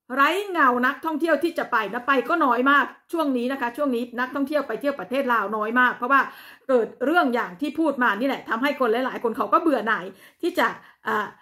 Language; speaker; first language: Thai; native; Thai